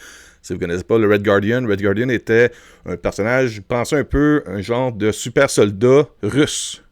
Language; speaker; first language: French; native; French